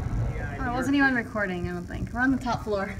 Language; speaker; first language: English; native; English